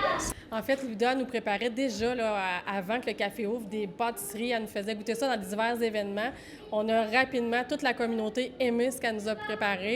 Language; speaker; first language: French; native; French